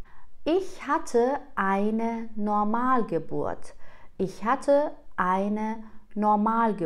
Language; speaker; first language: German; non-native, fluent; Persian